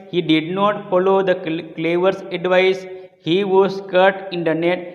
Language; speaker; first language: English; non-native, local second language; Gujarati